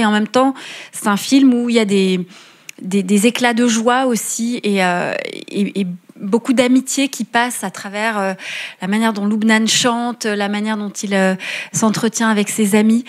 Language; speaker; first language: French; native; French